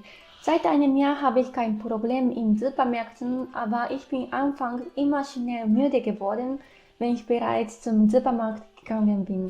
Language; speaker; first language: German; non-native, fluent; Japanese